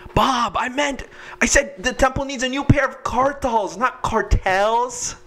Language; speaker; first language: English; native; English